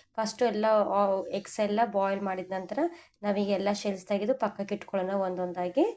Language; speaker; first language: Kannada; non-native, local second language; Telugu